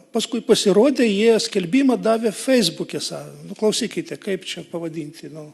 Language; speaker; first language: Lithuanian; non-native, local second language; Polish